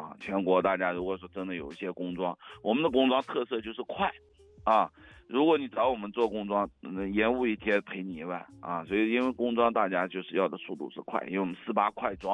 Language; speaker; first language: Chinese; native; Chinese